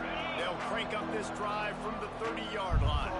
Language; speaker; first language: English; native; English